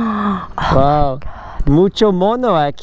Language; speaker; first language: Spanish; non-native, learner; English